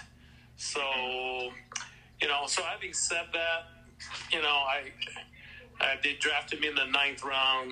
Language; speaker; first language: English; non-native, fluent; French